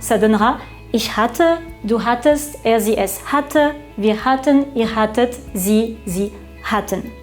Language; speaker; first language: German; non-native, fluent; French